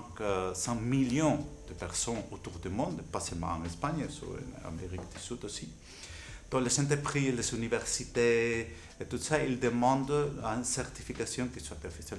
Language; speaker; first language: French; non-native, fluent; Spanish